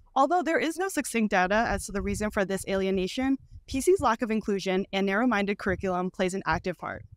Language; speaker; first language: English; native; English